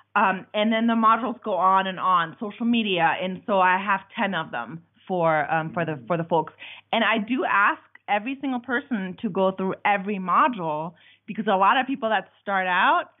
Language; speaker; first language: English; non-native, fluent; German